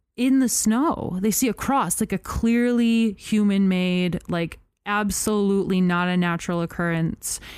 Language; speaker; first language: English; native; English